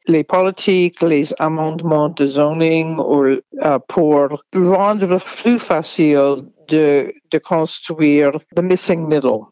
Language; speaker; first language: French; non-native, fluent; English